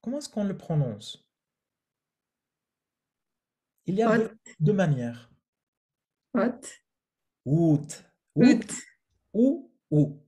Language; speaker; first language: French; non-native, fluent; Spanish